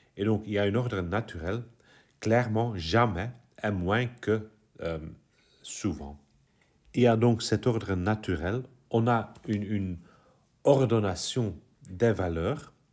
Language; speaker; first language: French; non-native, local second language; Dutch